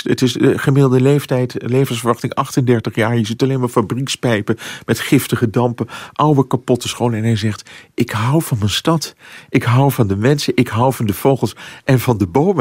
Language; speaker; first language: Dutch; native; Dutch